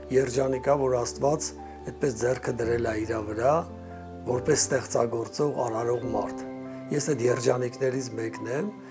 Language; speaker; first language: Armenian; native; Armenian